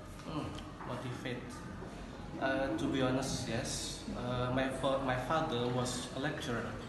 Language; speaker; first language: English; non-native, learner; Indonesian